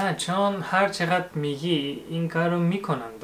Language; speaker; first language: Persian; non-native, fluent; Japanese